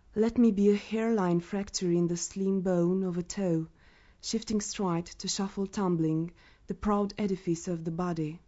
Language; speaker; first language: English; non-native, fluent; Romanian